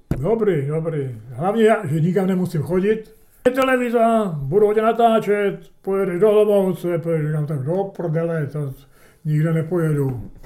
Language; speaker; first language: Czech; early bilingual, heritage; Czech